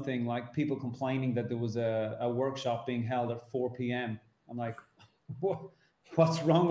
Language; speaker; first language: English; native; English